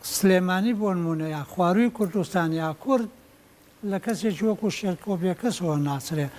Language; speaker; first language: Central Kurdish; native; Central Kurdish